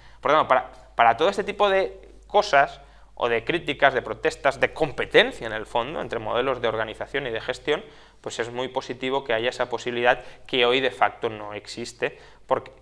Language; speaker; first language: Spanish; native; Spanish